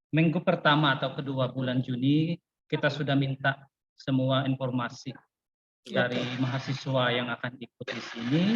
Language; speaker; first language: Indonesian; non-native, fluent; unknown